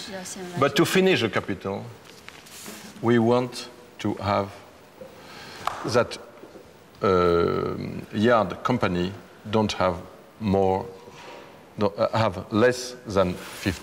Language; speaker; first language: English; non-native, learner; French